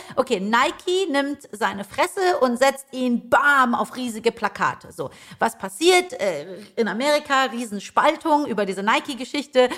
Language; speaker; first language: German; early bilingual, other home language; Persian